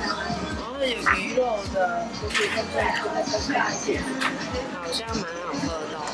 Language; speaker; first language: Chinese; early bilingual, heritage; Chinese